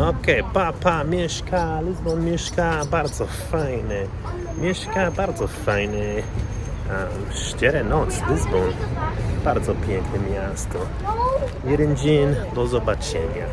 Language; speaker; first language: Polish; non-native, learner; English